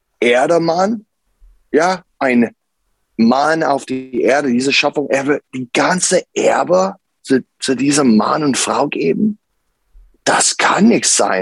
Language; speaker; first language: German; non-native, learner; English